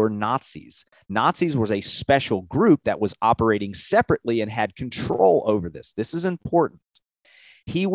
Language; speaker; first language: English; native; English